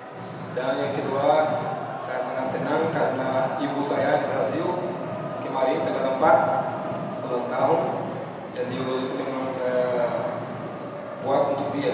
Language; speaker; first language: Indonesian; non-native, fluent; Portuguese